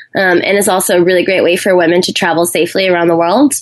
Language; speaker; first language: English; native; English